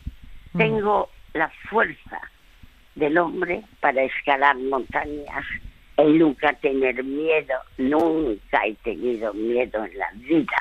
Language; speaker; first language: Spanish; early bilingual, other home language; French